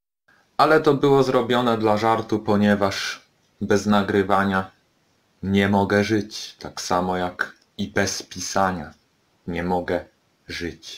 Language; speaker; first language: Polish; native; Polish